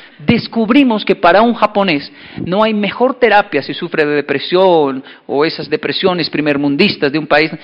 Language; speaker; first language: Spanish; native; Spanish